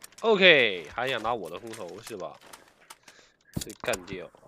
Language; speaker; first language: Chinese; native; Chinese